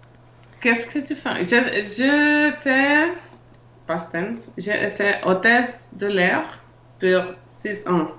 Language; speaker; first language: French; non-native, learner; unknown